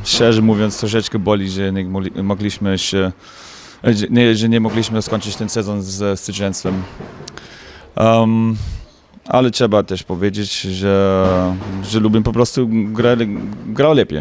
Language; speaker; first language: Polish; non-native, learner; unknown